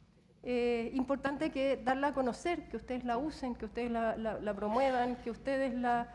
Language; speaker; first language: Spanish; native; Spanish